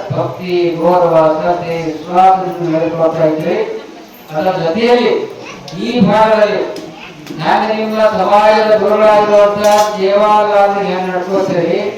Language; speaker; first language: Kannada; native; Kannada